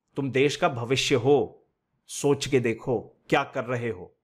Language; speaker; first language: Hindi; native; Hindi